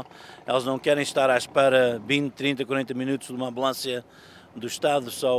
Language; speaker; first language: Portuguese; early bilingual, heritage; Portuguese